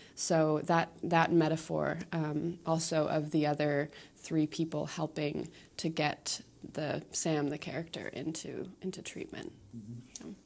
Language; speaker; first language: English; native; English